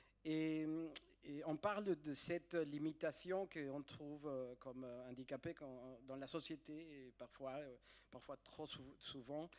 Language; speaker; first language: French; non-native, fluent; Spanish